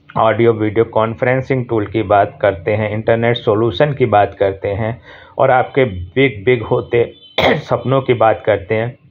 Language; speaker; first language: Hindi; native; Hindi